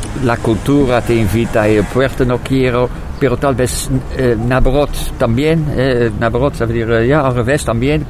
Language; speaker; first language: Spanish; non-native, fluent; Dutch